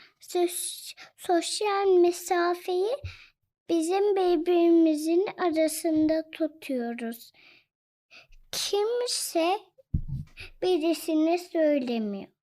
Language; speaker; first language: Turkish; early bilingual, heritage; Turkish